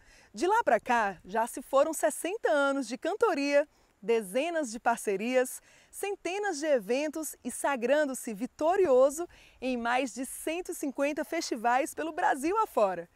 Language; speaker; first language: Portuguese; native; Portuguese